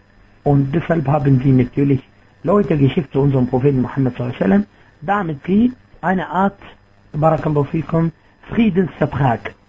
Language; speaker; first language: German; non-native, fluent; Arabic